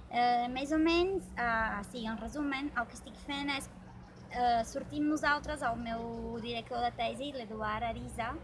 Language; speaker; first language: Catalan; non-native, fluent; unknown